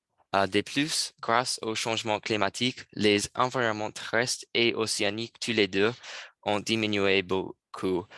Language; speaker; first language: French; non-native, learner; English